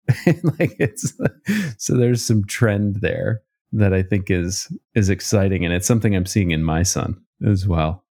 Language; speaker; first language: English; native; English